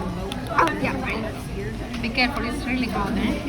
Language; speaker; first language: English; non-native, fluent; Spanish